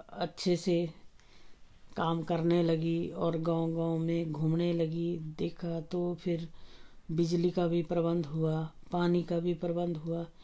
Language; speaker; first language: Hindi; native; Hindi